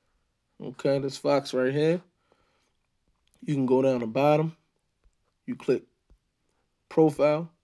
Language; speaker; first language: English; native; English